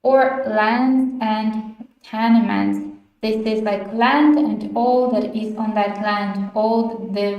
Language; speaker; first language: English; non-native, fluent; Ukrainian